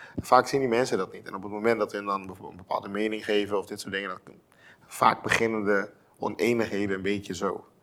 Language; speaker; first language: Dutch; non-native, local second language; Papiamento